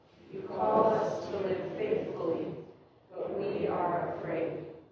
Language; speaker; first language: English; native; English